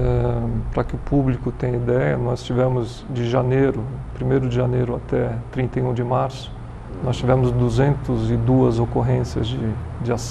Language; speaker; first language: Portuguese; native; Portuguese